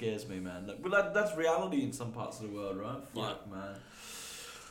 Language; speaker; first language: English; native; English